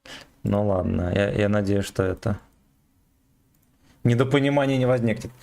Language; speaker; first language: Russian; native; Russian